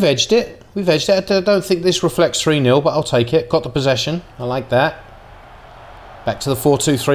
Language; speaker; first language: English; native; English